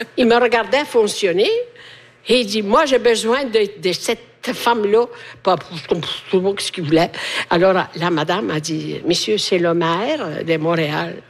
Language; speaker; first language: French; non-native, fluent; Italian